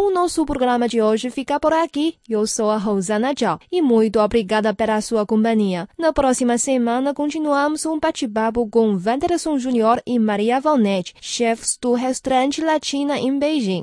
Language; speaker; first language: Portuguese; non-native, fluent; Chinese